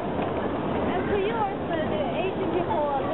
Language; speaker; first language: English; non-native, fluent; Korean